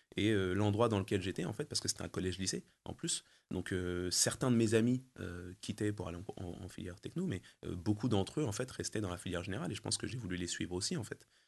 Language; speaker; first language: French; early bilingual, other home language; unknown